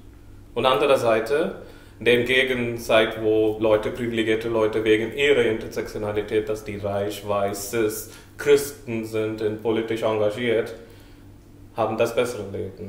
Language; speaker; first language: German; non-native, learner; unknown